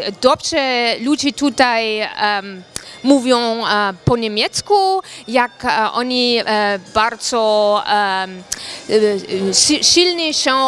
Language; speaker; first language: Polish; non-native, learner; German